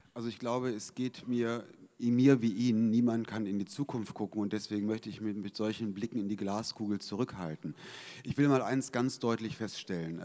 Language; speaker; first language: German; native; German